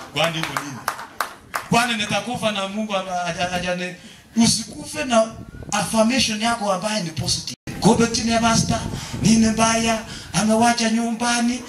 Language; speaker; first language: Swahili; non-native, local second language; Kalenjin